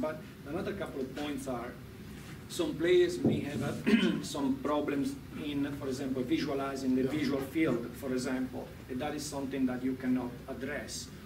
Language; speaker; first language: English; non-native, fluent; Italian